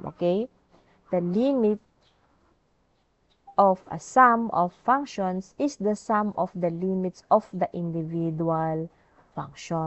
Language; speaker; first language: English; non-native, local second language; Filipino